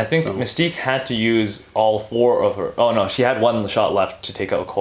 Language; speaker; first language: English; native; English